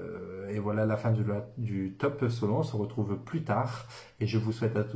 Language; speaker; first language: French; native; French